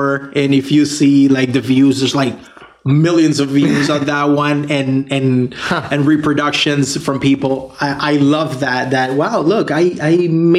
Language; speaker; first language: English; non-native, fluent; Spanish